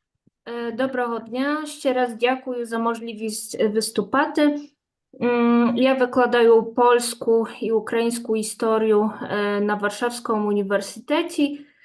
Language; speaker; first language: Ukrainian; non-native, fluent; Polish